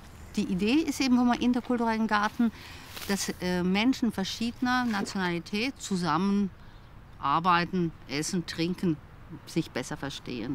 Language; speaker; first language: German; native; German